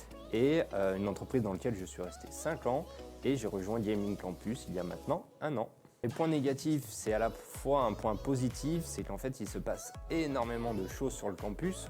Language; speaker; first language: French; native; French